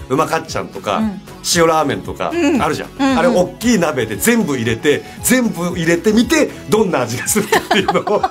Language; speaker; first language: Japanese; native; Japanese